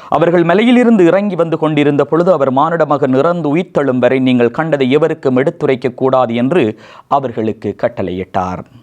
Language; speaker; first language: Tamil; native; Tamil